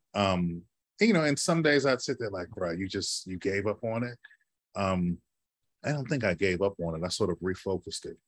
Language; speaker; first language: English; native; English